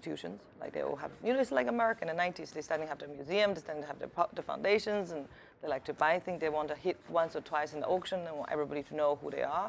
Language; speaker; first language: English; native; English